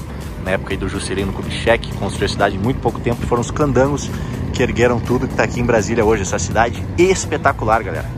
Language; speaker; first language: Portuguese; native; Portuguese